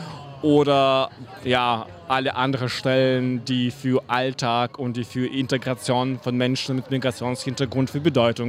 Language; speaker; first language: German; non-native, fluent; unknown